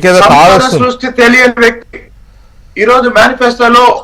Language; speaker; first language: Telugu; native; Telugu